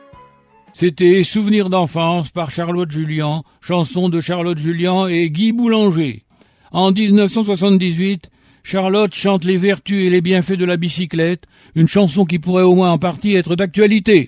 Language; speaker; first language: French; native; French